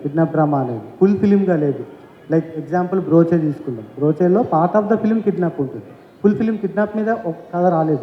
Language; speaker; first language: Telugu; native; Telugu